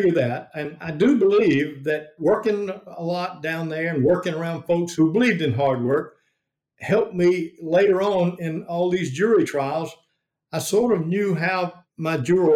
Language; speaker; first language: English; native; English